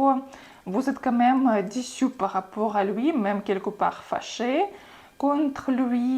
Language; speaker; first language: French; non-native, fluent; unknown